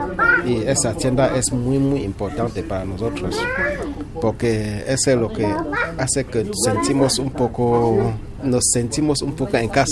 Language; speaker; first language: Spanish; non-native, fluent; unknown